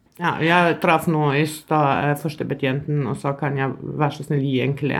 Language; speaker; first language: Norwegian; non-native, fluent; Albanian